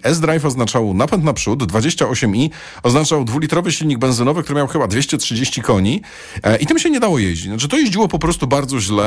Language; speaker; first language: Polish; native; Polish